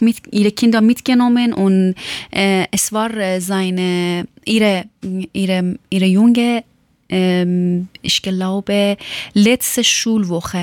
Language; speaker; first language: German; non-native, fluent; Persian